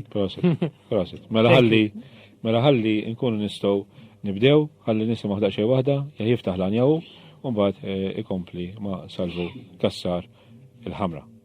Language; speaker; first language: Maltese; native; Maltese